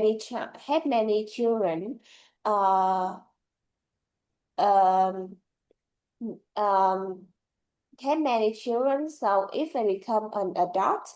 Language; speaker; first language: English; non-native, learner; Vietnamese